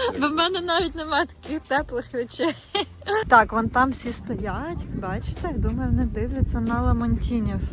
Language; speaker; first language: Ukrainian; native; Ukrainian